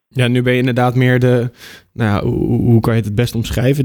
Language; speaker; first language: Dutch; native; Dutch